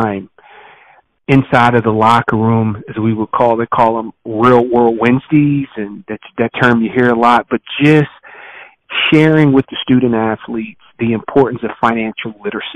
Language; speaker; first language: English; native; English